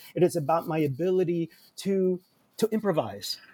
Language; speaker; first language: English; native; English